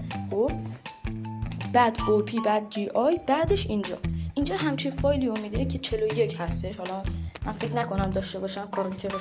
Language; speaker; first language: Persian; native; Persian